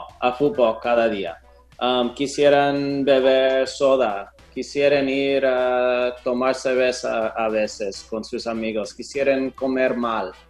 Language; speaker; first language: Spanish; non-native, fluent; English